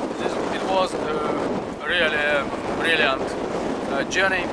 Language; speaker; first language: English; non-native, learner; Russian